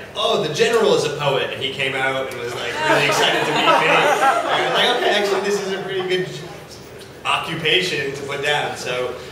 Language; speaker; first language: English; native; English